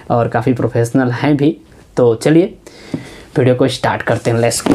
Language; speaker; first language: Hindi; native; Hindi